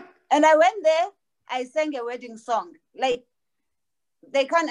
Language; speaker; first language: English; non-native, local second language; Zulu